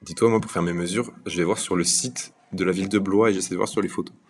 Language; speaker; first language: French; native; French